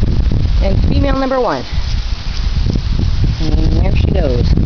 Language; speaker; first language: English; native; English